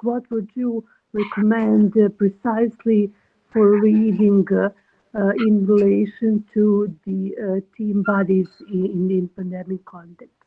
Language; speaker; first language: English; non-native, learner; Portuguese